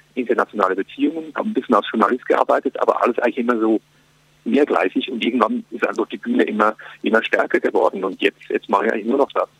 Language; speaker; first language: German; native; German